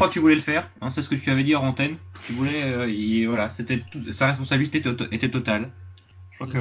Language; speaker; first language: French; native; French